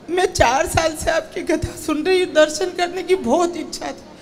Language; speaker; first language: Hindi; non-native, local second language; Gujarati